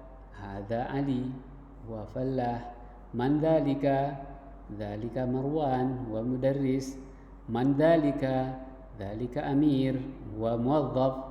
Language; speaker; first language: Arabic; non-native, fluent; Indonesian